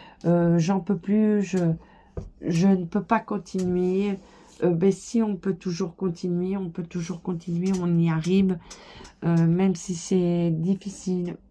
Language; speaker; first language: French; native; French